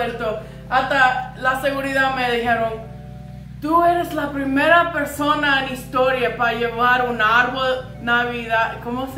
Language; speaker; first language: Spanish; non-native, fluent; English